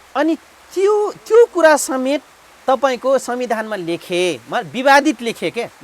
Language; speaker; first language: Nepali; non-native, local second language; Rana Tharu